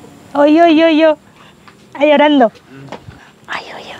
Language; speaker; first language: Spanish; non-native, learner; Indonesian